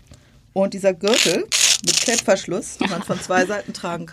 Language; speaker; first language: German; native; German